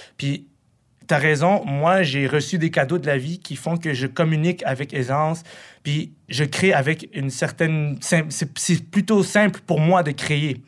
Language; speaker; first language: French; early bilingual, other home language; Arabic